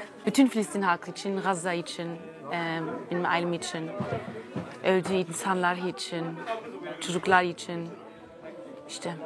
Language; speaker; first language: Turkish; early bilingual, heritage; German